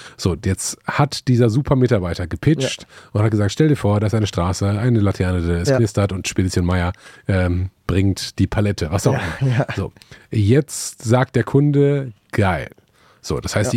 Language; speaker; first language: German; native; German